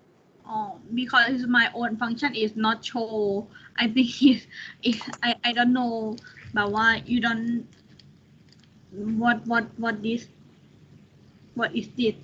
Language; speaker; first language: English; non-native, learner; Thai